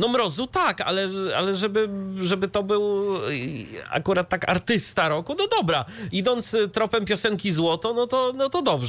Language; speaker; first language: Polish; native; Polish